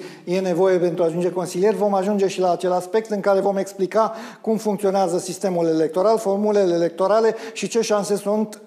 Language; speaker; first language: Romanian; native; Romanian